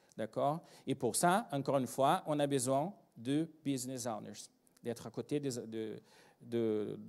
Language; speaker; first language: French; non-native, fluent; Portuguese